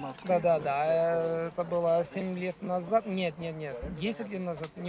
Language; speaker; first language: Russian; non-native, fluent; Italian